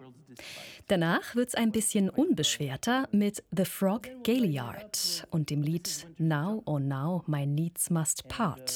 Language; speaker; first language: German; native; German